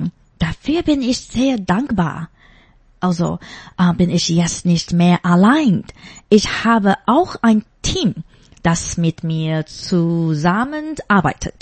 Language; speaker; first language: German; non-native, fluent; Chinese